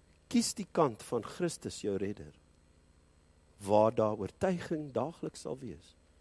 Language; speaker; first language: Afrikaans; early bilingual, heritage; Afrikaans